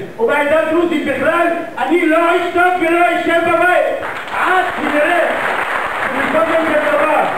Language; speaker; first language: Hebrew; non-native, local second language; Arabic